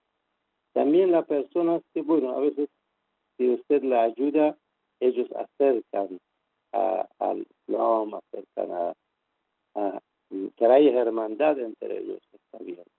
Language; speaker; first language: Spanish; non-native, fluent; Persian